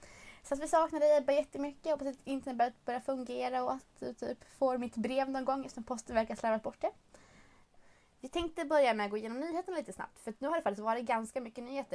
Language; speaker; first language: Swedish; native; Swedish